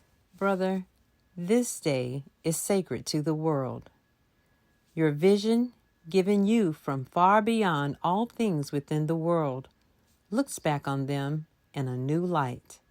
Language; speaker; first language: English; native; English